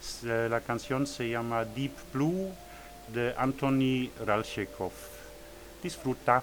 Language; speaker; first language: Spanish; non-native, learner; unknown